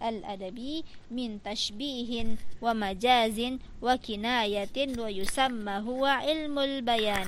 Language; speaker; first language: Arabic; non-native, fluent; Indonesian